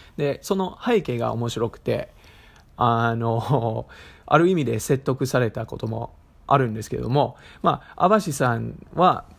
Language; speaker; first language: Japanese; non-native, fluent; English